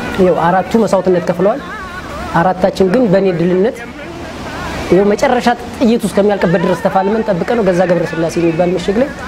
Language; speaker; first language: Amharic; native; Amharic